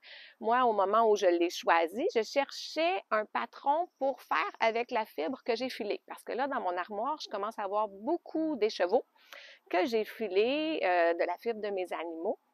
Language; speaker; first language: French; native; French